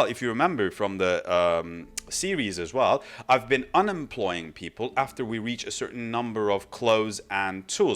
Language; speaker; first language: English; non-native, fluent; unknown